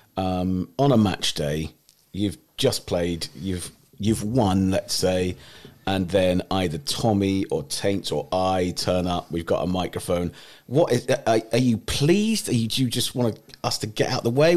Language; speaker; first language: English; native; English